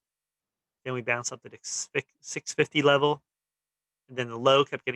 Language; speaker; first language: English; native; English